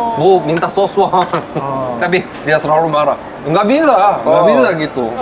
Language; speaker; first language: Indonesian; non-native, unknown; Korean